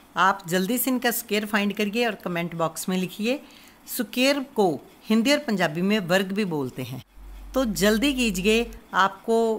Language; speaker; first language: Hindi; non-native, local second language; Punjabi